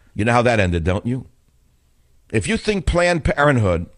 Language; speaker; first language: English; native; English